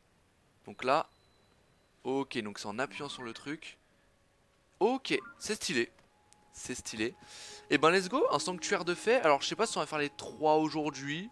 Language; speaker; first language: French; native; French